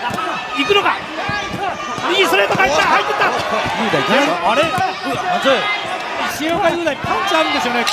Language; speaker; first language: Japanese; native; Japanese